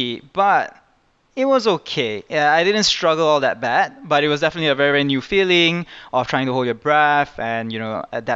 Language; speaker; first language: English; native; English